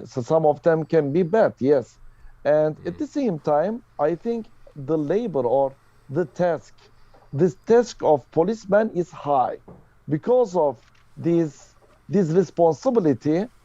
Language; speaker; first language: English; non-native, learner; Turkish